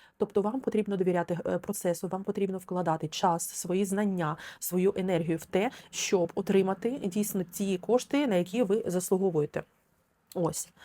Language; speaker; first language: Ukrainian; non-native, local second language; Russian